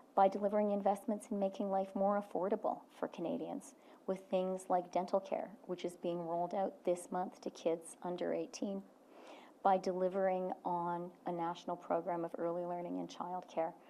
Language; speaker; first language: English; native; English